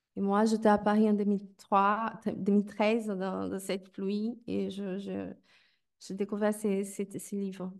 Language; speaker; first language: French; non-native, fluent; Portuguese